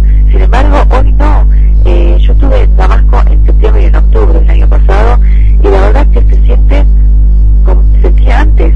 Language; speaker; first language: Spanish; early bilingual, other home language; Arabic